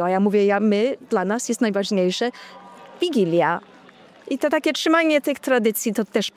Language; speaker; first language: Polish; early bilingual, heritage; Polish